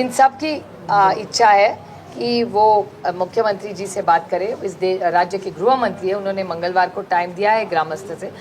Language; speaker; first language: Hindi; non-native, local second language; Marathi